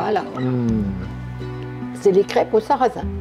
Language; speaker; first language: French; native; French